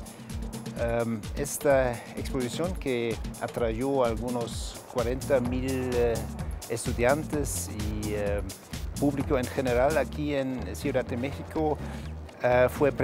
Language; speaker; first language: Spanish; non-native, fluent; German